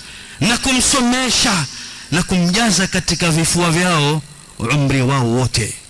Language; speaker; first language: Swahili; native; Swahili